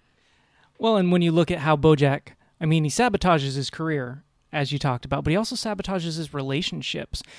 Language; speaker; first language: English; native; English